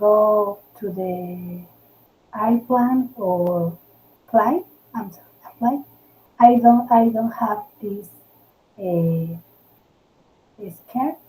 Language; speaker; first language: English; non-native, learner; Spanish